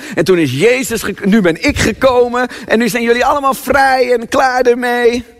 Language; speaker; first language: Dutch; native; Dutch